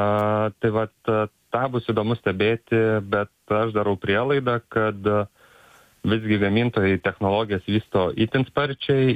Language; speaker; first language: Lithuanian; native; Lithuanian